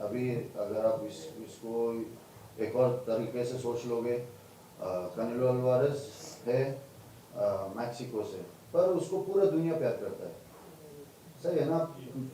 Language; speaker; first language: Hindi; non-native, fluent; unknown